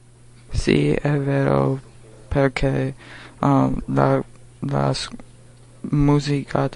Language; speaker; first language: Italian; non-native, learner; English